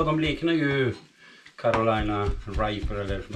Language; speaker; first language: Swedish; non-native, fluent; Italian